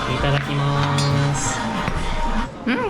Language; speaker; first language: Japanese; non-native, learner; Korean